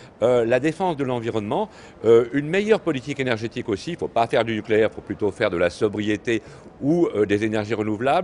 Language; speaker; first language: French; native; French